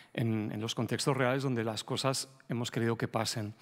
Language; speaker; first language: Spanish; native; Spanish